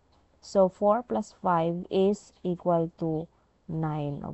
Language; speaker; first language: English; non-native, local second language; Filipino